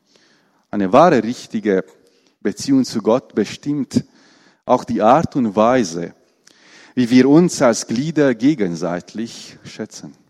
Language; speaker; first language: German; non-native, fluent; Romanian